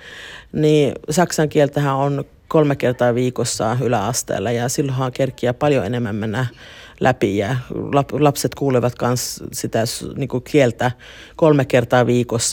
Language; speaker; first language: Finnish; early bilingual, heritage; Finnish